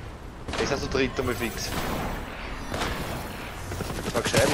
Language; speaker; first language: German; native; German